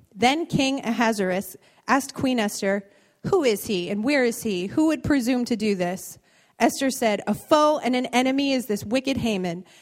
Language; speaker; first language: English; native; English